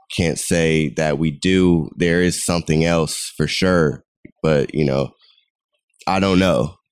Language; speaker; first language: English; native; English